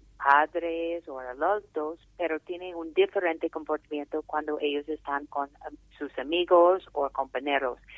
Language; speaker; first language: Spanish; non-native, fluent; English